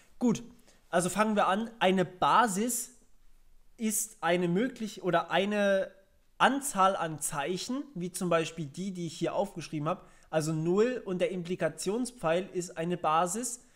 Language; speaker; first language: German; native; German